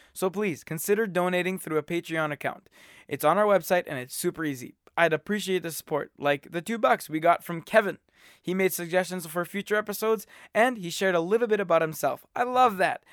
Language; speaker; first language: English; native; English